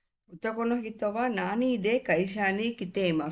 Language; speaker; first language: Japanese; non-native, fluent; Tamil